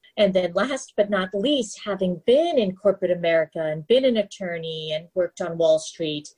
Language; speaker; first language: English; native; English